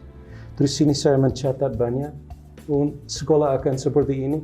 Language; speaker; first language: Indonesian; non-native, local second language; English